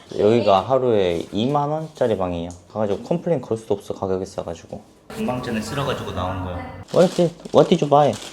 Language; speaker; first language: Korean; native; Korean